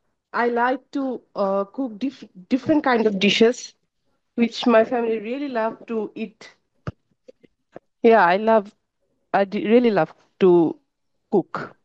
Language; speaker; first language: English; non-native, learner; Bangla